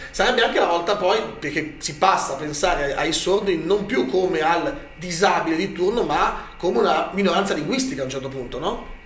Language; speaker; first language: Italian; native; Italian